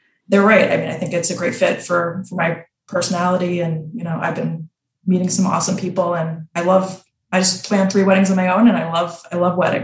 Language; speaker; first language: English; native; English